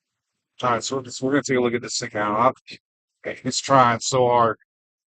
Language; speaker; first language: English; native; English